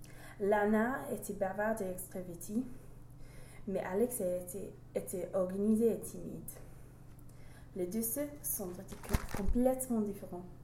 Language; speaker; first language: French; non-native, learner; English